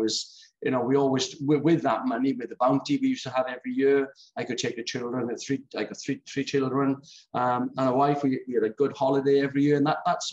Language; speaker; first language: English; native; English